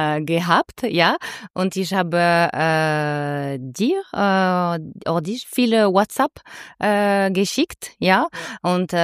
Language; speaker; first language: German; non-native, learner; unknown